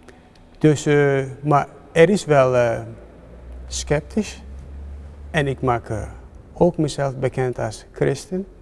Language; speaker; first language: Dutch; non-native, fluent; Turkish